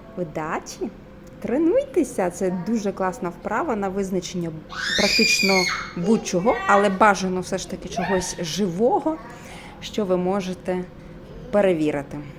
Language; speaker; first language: Ukrainian; non-native, local second language; Russian